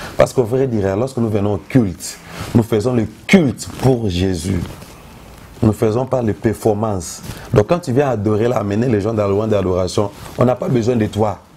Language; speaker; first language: French; non-native, local second language; Lingala